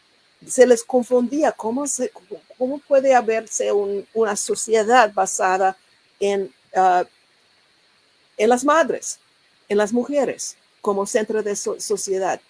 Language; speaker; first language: Spanish; non-native, learner; English